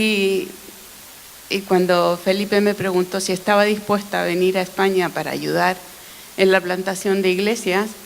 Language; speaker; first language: Spanish; non-native, fluent; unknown